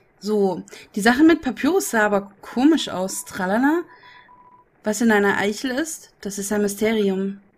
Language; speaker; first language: German; native; German